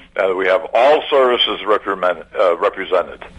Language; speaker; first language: English; early bilingual, other home language; German